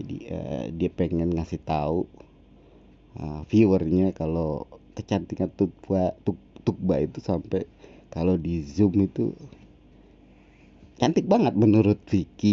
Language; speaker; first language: Indonesian; native; Indonesian